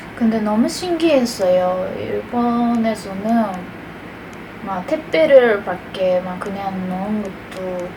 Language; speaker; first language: Korean; non-native, fluent; Japanese